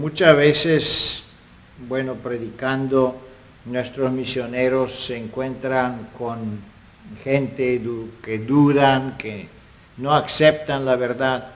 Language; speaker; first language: Spanish; non-native, fluent; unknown